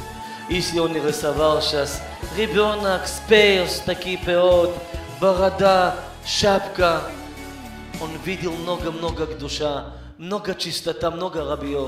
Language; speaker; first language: Russian; early bilingual, heritage; Hebrew